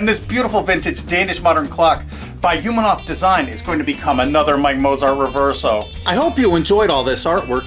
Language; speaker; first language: English; native; English